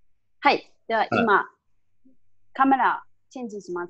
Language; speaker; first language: Japanese; non-native, fluent; Chinese